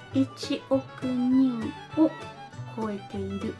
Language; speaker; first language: Japanese; non-native, learner; Spanish